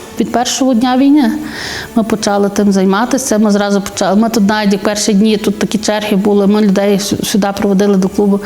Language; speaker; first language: Ukrainian; native; Ukrainian